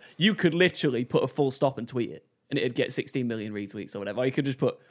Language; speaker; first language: English; native; English